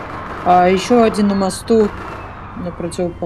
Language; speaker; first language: Russian; native; Russian